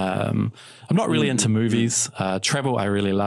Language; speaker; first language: English; native; English